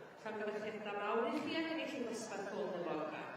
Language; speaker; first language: Welsh; native; Welsh